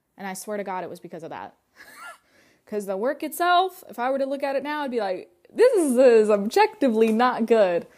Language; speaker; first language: English; early bilingual, other home language; Russian